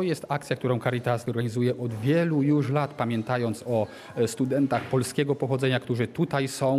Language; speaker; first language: Polish; native; Polish